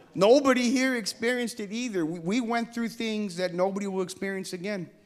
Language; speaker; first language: English; native; English